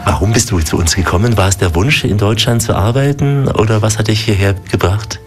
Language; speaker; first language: German; native; German